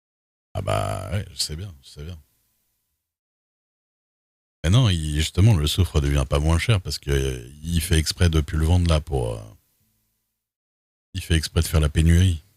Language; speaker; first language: French; native; French